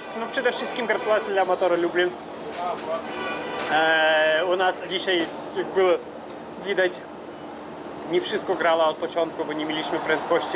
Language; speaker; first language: Polish; non-native, fluent; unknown